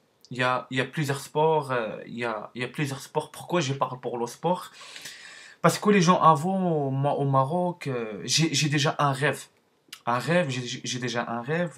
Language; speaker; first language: French; non-native, learner; Arabic